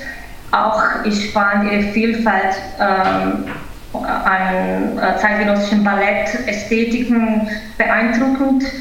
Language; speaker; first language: German; non-native, fluent; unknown